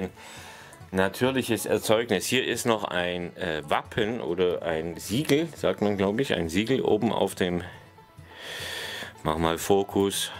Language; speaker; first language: German; native; German